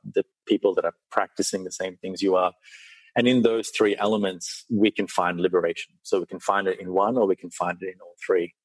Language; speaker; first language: English; early bilingual, other home language; Sinhala